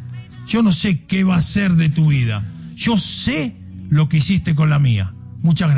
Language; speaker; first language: Spanish; native; Spanish